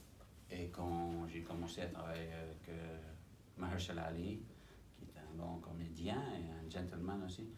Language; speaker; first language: French; non-native, fluent; English